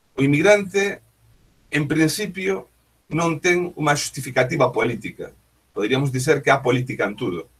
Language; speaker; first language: Galician; native; Galician